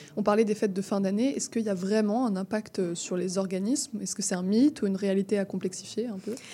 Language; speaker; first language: French; native; French